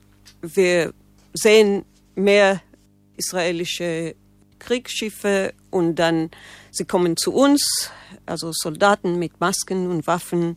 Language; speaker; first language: German; non-native, learner; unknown